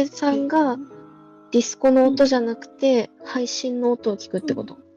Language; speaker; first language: Japanese; native; Japanese